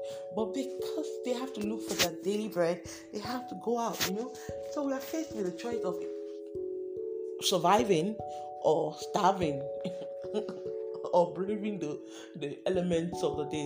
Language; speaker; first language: English; non-native, local second language; Igbo